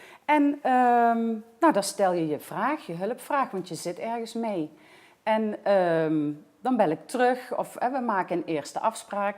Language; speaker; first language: Dutch; native; Dutch